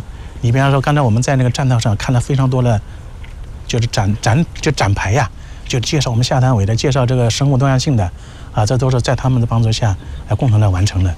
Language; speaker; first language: Chinese; native; Chinese